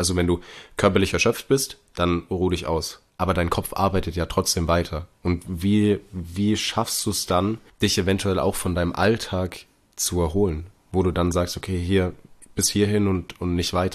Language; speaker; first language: German; native; German